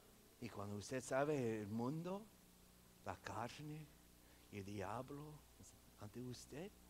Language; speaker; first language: Spanish; non-native, local second language; English